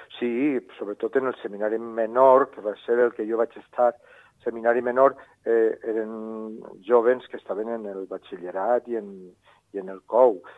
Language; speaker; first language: Catalan; native; Catalan